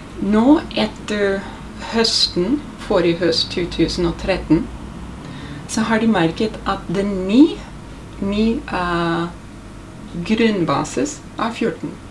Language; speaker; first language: Norwegian; non-native, fluent; English